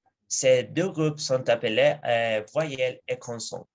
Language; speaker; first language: French; non-native, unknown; Spanish